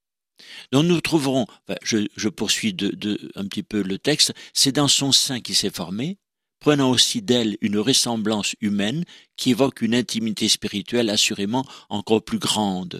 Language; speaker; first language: French; native; French